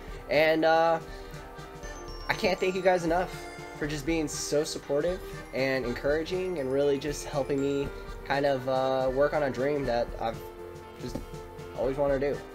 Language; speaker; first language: English; native; English